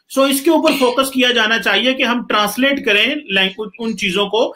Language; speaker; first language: Urdu; non-native, local second language; Punjabi